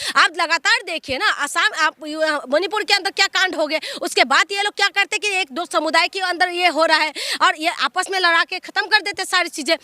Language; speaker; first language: Hindi; non-native, local second language; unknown